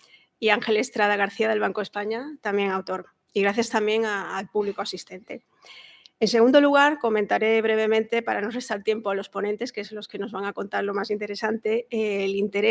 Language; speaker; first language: Spanish; native; Spanish